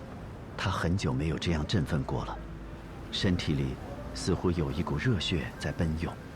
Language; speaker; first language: Chinese; native; Chinese